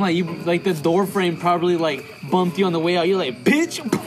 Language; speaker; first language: English; early bilingual, other home language; Spanish